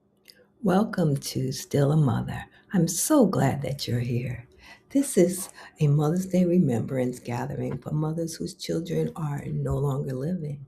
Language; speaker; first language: English; native; English